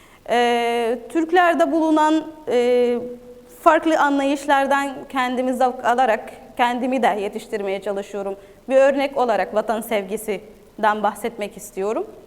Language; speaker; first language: Turkish; non-native, fluent; Arabic